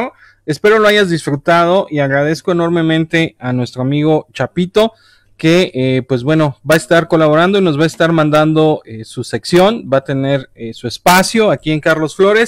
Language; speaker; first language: Spanish; native; Spanish